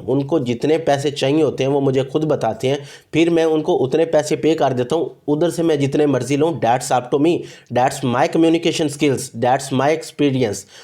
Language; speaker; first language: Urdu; non-native, local second language; Punjabi